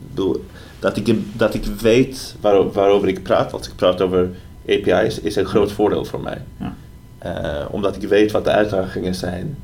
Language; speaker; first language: Dutch; non-native, fluent; Swedish